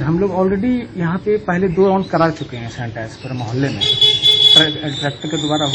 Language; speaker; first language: Hindi; native; Hindi